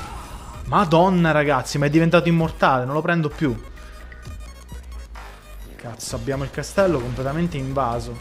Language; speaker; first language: Italian; native; Italian